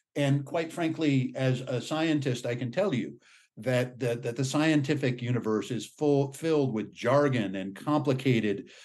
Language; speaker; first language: English; native; English